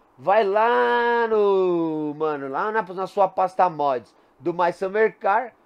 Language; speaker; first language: Portuguese; native; Portuguese